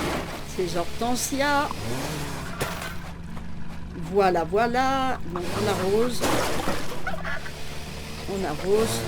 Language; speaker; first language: French; native; French